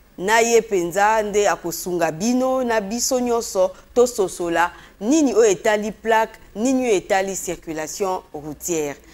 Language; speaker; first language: Lingala; native; Lingala